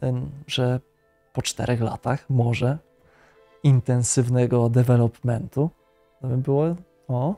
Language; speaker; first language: Polish; native; Polish